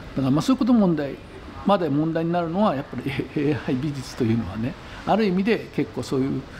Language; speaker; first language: Japanese; native; Japanese